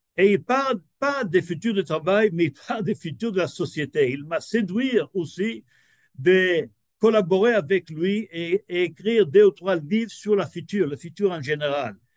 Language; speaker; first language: French; non-native, fluent; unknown